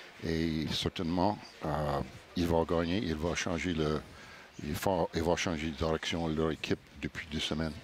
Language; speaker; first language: French; non-native, fluent; English